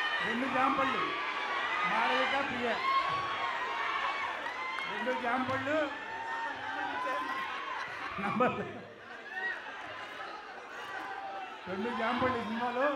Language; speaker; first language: Telugu; native; Telugu